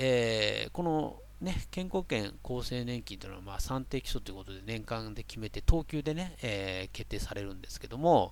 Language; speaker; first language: Japanese; native; Japanese